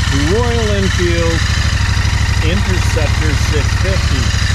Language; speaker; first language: English; native; English